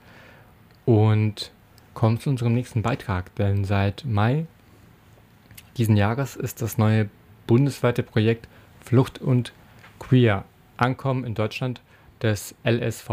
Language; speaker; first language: German; native; German